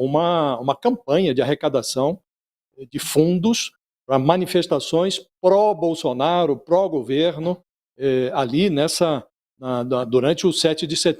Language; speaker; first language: Portuguese; native; Portuguese